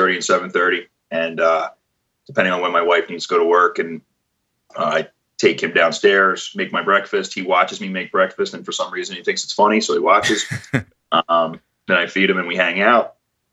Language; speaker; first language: English; native; English